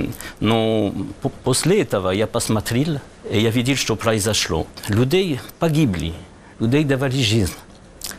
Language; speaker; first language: Russian; non-native, learner; French